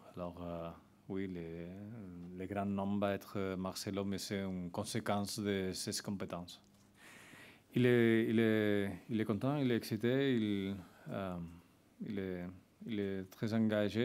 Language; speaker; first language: French; non-native, fluent; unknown